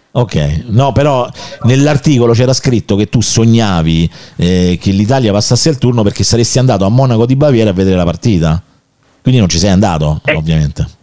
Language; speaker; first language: Italian; native; Italian